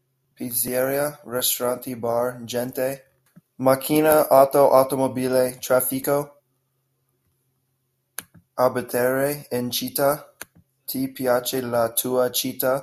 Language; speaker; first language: Italian; non-native, learner; English